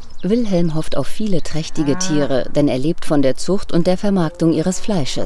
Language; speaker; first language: German; native; German